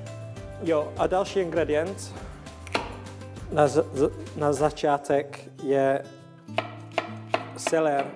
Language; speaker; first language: Czech; non-native, learner; English